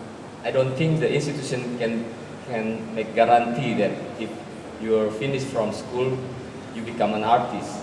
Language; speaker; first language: English; non-native, learner; Indonesian